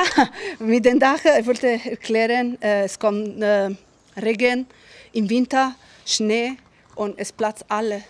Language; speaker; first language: German; non-native, fluent; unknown